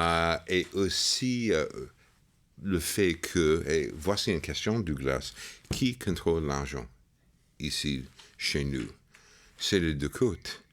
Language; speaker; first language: French; non-native, fluent; English